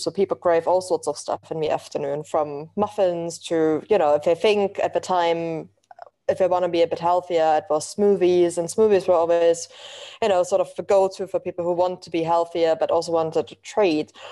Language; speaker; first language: English; non-native, fluent; German